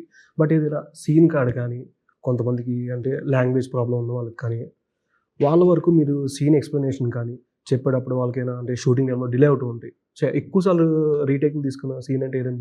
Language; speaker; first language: Telugu; native; Telugu